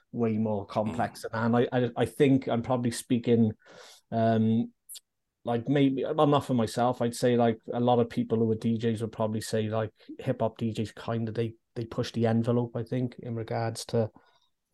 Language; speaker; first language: English; native; English